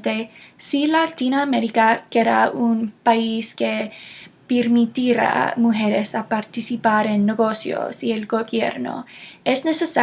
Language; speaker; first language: Spanish; non-native, learner; English